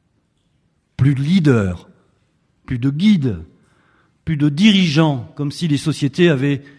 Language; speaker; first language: French; native; French